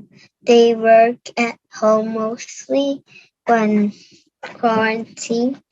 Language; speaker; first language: English; non-native, learner; Cantonese